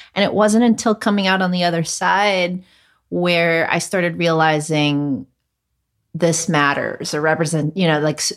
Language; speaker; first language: English; early bilingual, other home language; Cantonese